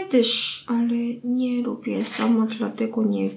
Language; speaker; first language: Polish; non-native, learner; Korean